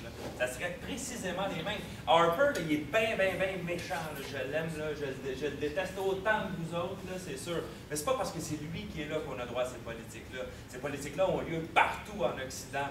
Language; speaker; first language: French; native; French